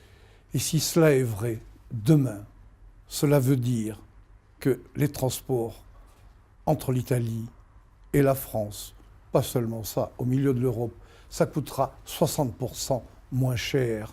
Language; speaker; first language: French; native; French